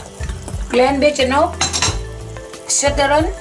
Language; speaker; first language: Dutch; non-native, learner; Thai